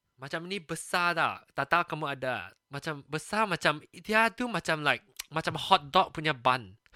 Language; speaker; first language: Malay; non-native, local second language; Chinese